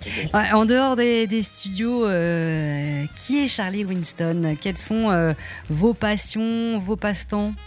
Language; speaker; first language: French; native; French